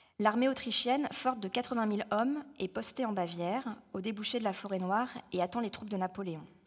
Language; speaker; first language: French; native; French